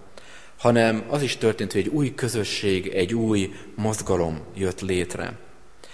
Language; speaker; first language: Hungarian; native; Hungarian